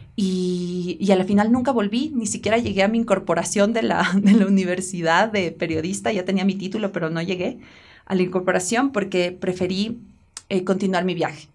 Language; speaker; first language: Spanish; native; Spanish